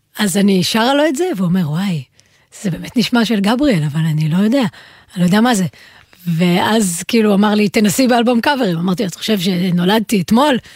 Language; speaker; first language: Hebrew; native; Hebrew